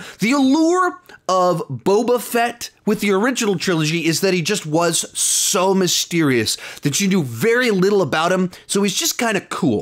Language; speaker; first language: English; native; English